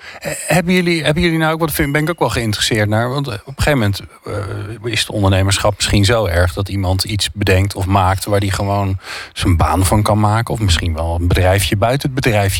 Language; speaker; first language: Dutch; native; Dutch